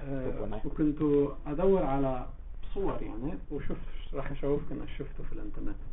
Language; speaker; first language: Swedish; non-native, learner; Arabic